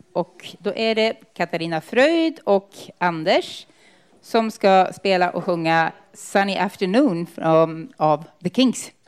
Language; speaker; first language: Swedish; native; Swedish